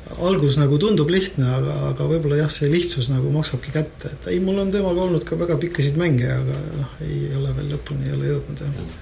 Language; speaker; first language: Estonian; native; Estonian